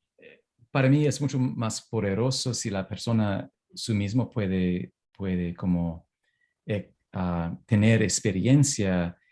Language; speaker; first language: Spanish; non-native, fluent; English